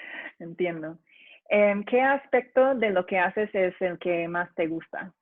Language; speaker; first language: Spanish; non-native, fluent; English